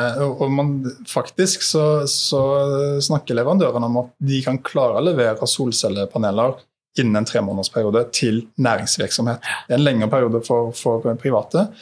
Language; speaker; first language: Norwegian; native; Norwegian